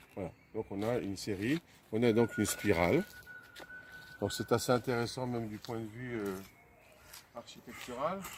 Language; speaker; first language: French; non-native, fluent; Greek